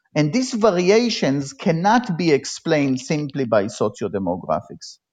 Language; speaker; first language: English; non-native, fluent; Hebrew